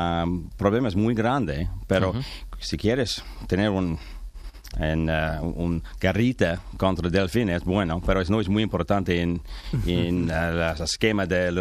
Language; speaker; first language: Spanish; non-native, learner; English